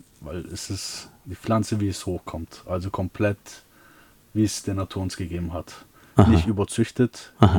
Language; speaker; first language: German; early bilingual, other home language; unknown